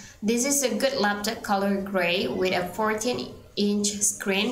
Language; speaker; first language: English; non-native, fluent; Indonesian